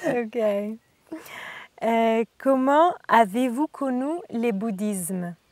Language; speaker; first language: French; non-native, learner; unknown